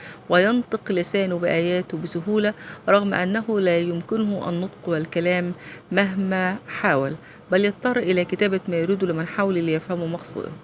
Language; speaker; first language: Arabic; native; Arabic